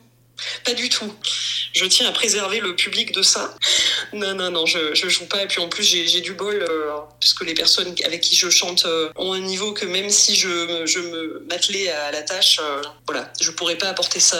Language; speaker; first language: French; native; French